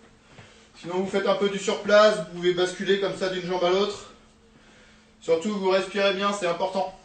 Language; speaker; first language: French; native; French